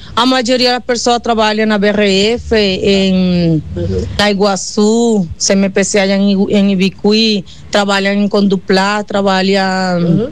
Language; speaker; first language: Portuguese; non-native, learner; Spanish